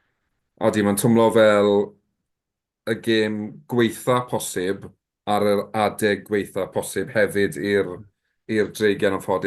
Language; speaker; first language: Welsh; native; Welsh